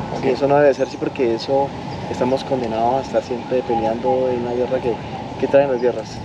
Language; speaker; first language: Spanish; native; Spanish